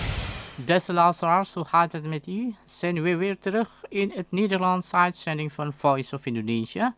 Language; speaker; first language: Dutch; non-native, learner; Indonesian